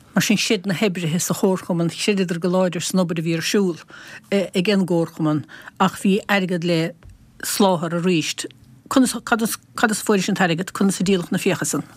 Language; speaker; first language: Irish; native; Irish